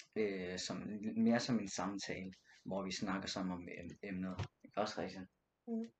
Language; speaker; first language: Danish; early bilingual, other home language; Nepali